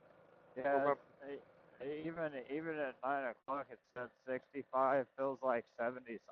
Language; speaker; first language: English; native; English